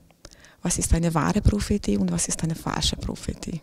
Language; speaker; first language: German; non-native, fluent; Hungarian